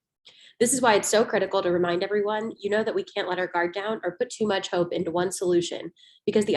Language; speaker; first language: English; native; English